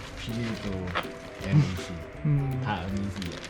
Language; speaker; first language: Korean; non-native, learner; Khmer